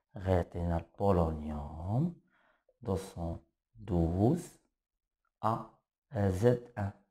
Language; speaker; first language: French; non-native, local second language; Arabic